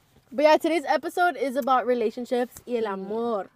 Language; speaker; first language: English; early bilingual, other home language; Spanish